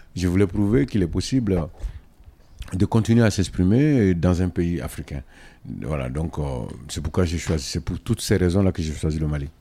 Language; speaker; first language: French; non-native, local second language; Dyula